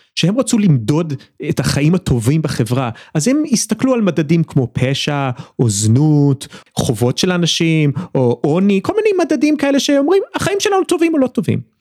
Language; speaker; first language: Hebrew; early bilingual, other home language; English